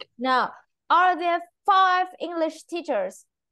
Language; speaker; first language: English; non-native, fluent; Vietnamese